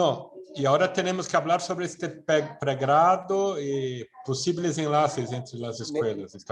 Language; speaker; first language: Spanish; non-native, fluent; Portuguese